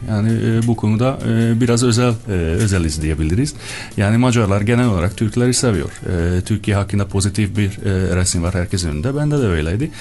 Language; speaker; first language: Turkish; non-native, fluent; Hungarian